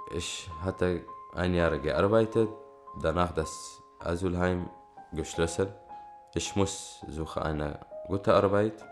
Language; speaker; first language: German; non-native, learner; Arabic